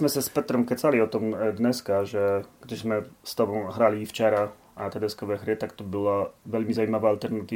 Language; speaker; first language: Czech; non-native, learner; Polish